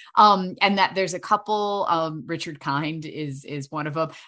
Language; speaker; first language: English; native; English